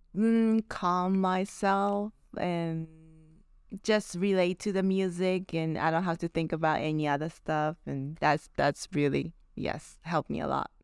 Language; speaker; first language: English; non-native, fluent; Japanese